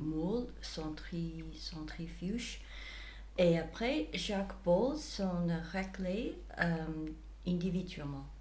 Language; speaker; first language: French; non-native, fluent; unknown